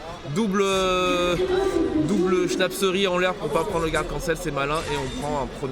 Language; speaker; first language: French; native; French